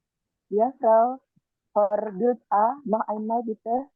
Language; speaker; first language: German; non-native, learner; Indonesian